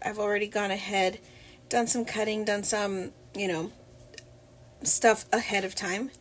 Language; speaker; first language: English; native; English